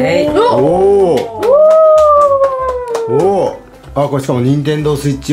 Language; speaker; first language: Japanese; native; Japanese